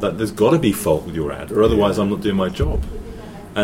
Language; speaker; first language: English; native; English